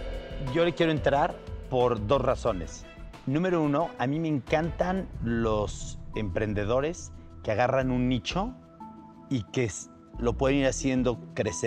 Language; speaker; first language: Spanish; native; Spanish